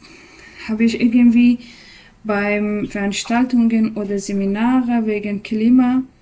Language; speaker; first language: German; non-native, learner; Persian